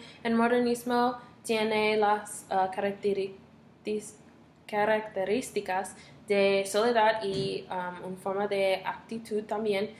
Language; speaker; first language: Spanish; non-native, learner; English